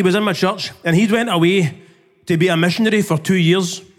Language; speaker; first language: English; native; English